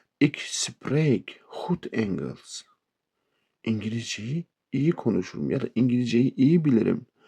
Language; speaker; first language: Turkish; native; Turkish